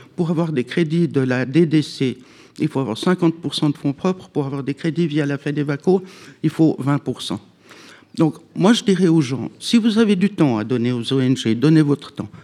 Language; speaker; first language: French; native; French